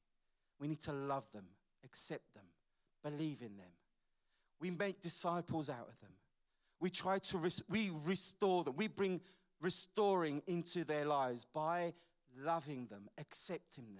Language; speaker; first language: English; native; English